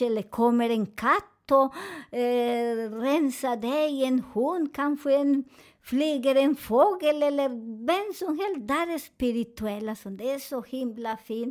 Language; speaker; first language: Swedish; non-native, learner; Spanish